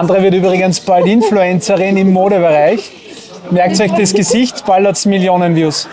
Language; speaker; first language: German; native; German